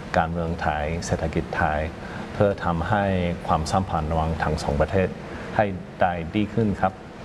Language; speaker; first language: Thai; non-native, fluent; English